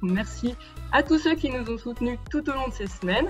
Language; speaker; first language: French; native; French